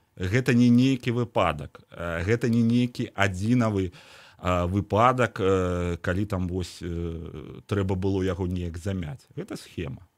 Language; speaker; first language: Belarusian; native; Belarusian